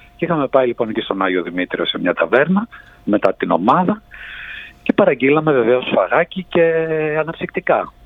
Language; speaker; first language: Greek; early bilingual, heritage; Greek